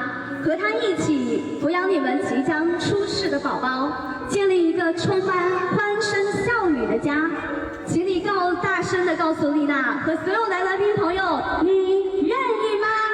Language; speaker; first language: Chinese; native; Chinese